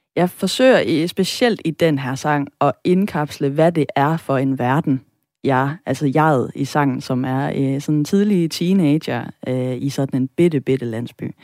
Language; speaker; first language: Danish; native; Danish